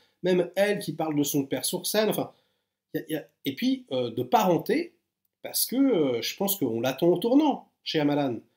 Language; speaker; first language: French; native; French